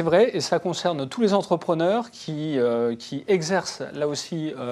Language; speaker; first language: French; native; French